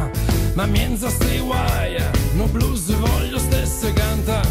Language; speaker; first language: Italian; native; Italian